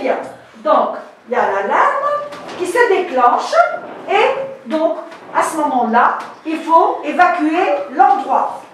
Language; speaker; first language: French; non-native, local second language; Arabic